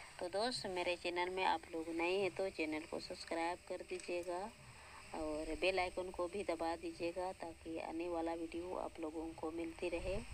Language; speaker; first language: Hindi; non-native, local second language; Santali